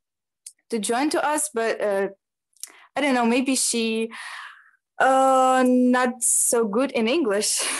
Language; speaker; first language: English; non-native, learner; Ukrainian